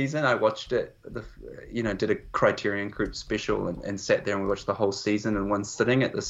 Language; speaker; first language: English; native; English